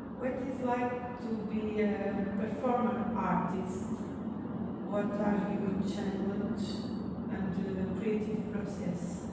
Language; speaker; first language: English; non-native, learner; Portuguese